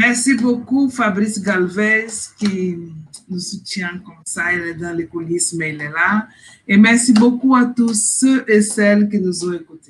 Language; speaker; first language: French; non-native, fluent; Portuguese